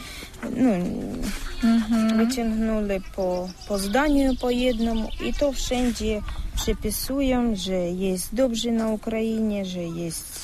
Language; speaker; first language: Polish; non-native, learner; Russian